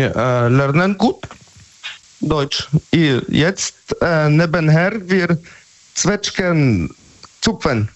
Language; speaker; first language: German; non-native, learner; Polish